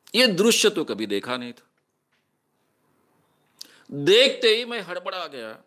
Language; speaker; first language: Hindi; non-native, local second language; Marathi